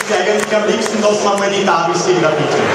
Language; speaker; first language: German; native; German